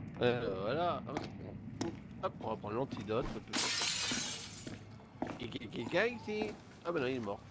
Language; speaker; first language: French; native; French